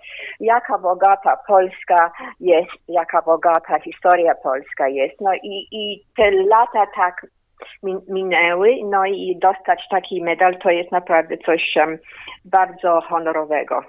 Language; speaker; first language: Polish; early bilingual, heritage; Polish